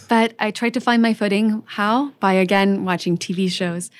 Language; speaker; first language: English; early bilingual, other home language; French